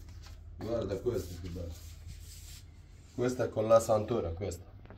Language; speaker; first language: Italian; non-native, learner; Arabic